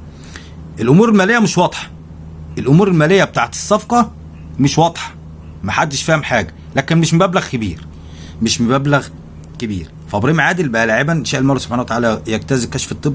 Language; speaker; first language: Arabic; native; Arabic